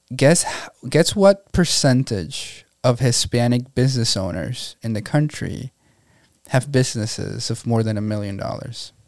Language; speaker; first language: English; non-native, fluent; Spanish